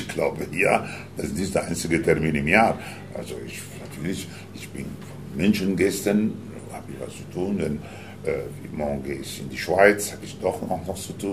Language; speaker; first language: German; non-native, fluent; Spanish